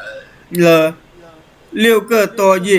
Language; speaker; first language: Chinese; non-native, fluent; Khmer